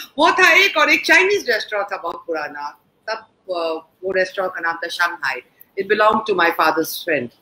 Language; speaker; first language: Hindi; non-native, local second language; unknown